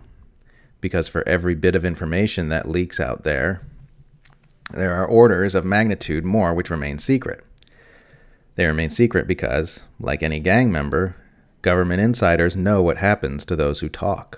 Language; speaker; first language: English; native; English